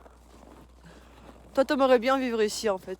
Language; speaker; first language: French; non-native, fluent; Russian